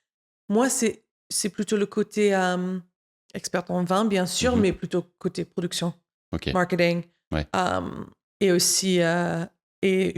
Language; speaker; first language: French; non-native, fluent; English